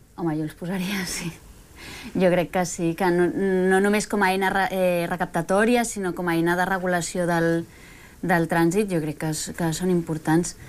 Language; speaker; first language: Catalan; early bilingual, other home language; Spanish